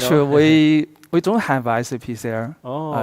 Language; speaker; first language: English; non-native, fluent; Chinese